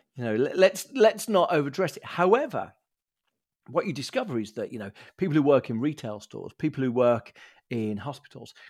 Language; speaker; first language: English; native; English